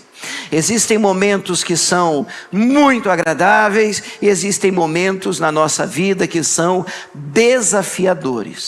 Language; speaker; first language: Portuguese; native; Portuguese